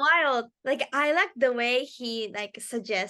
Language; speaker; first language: English; non-native, learner; Japanese